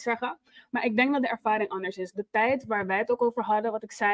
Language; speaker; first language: Dutch; native; Dutch